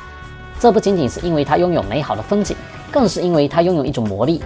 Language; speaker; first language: Chinese; native; Chinese